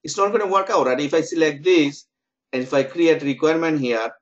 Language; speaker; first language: English; non-native, local second language; Bangla